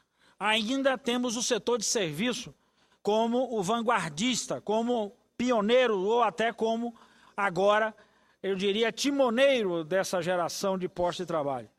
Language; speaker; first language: Portuguese; native; Portuguese